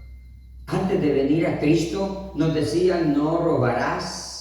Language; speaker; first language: Spanish; native; Spanish